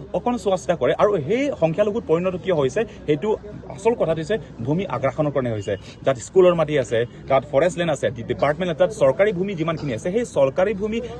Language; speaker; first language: Assamese; non-native, local second language; Karbi